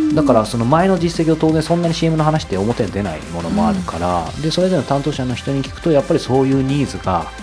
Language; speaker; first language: Japanese; native; Japanese